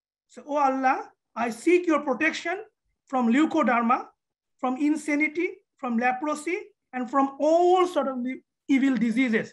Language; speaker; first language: English; non-native, local second language; Bangla